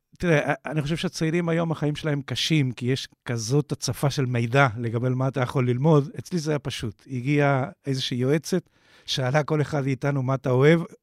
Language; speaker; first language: Hebrew; non-native, fluent; Spanish